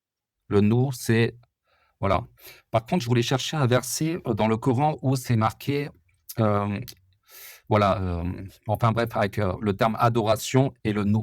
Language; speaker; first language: French; native; French